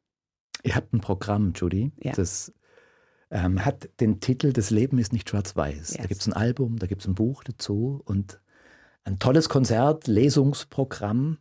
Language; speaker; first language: German; native; German